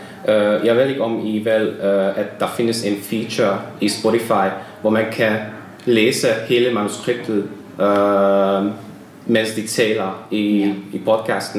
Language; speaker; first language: Danish; non-native, learner; Hungarian